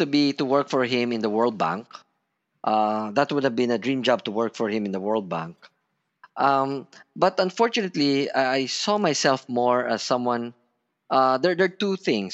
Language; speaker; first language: English; non-native, local second language; Filipino